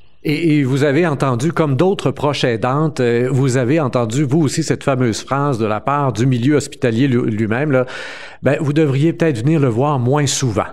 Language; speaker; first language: French; native; French